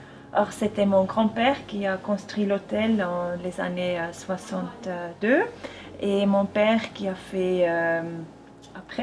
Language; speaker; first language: French; non-native, local second language; German